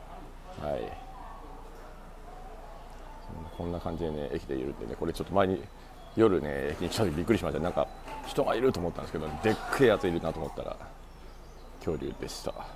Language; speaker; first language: Japanese; native; Japanese